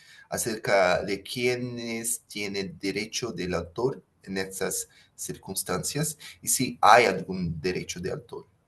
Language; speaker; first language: Spanish; non-native, fluent; Portuguese